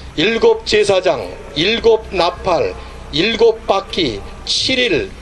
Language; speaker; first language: Korean; native; Korean